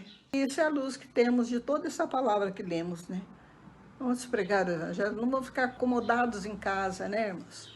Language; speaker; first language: Portuguese; native; Portuguese